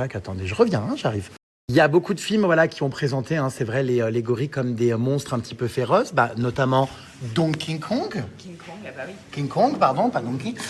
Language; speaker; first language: French; native; French